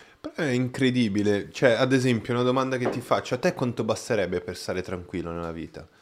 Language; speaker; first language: Italian; non-native, fluent; Portuguese